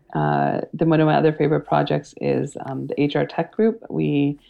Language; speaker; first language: English; native; English